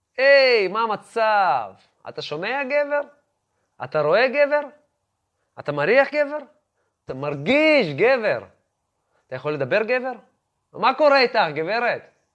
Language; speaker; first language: Hebrew; non-native, fluent; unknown